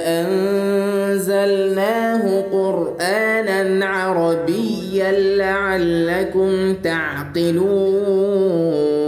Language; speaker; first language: Arabic; non-native, fluent; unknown